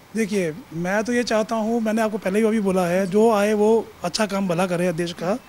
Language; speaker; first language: Hindi; native; Hindi